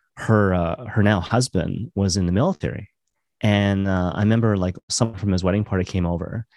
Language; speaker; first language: English; native; English